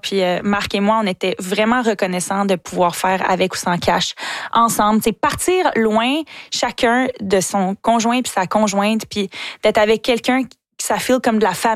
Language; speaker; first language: French; native; French